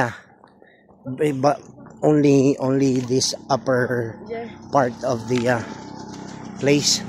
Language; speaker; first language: English; non-native, local second language; Filipino